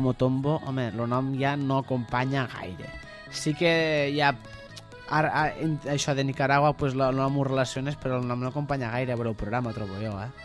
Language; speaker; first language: Catalan; native; Catalan